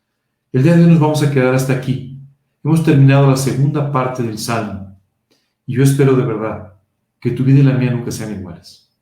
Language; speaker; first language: Spanish; native; Spanish